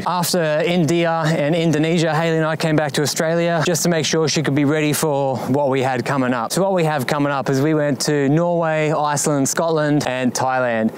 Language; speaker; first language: English; native; English